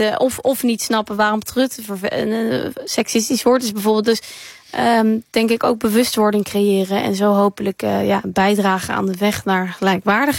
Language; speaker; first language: Dutch; native; Dutch